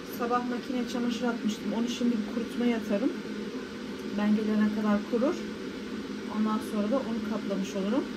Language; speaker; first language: Turkish; early bilingual, heritage; Turkish